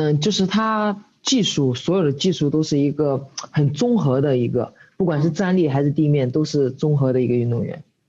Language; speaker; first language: Chinese; native; Chinese